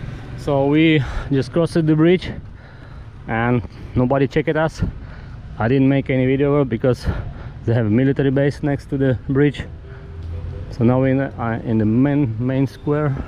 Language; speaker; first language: English; non-native, fluent; Russian